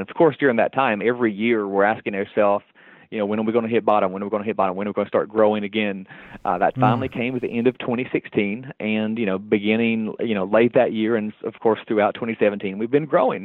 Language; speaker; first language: English; native; English